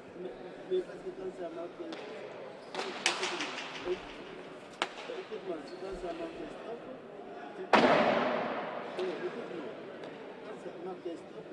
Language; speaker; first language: French; native; French